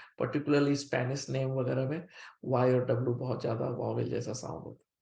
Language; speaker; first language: Hindi; native; Hindi